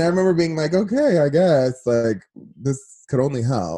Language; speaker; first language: English; early bilingual, other home language; Spanish